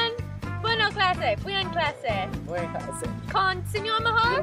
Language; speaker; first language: Spanish; non-native, learner; English